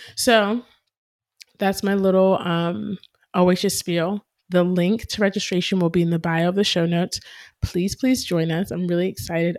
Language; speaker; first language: English; native; English